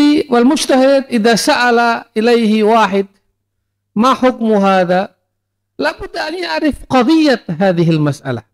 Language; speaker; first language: Arabic; non-native, fluent; Indonesian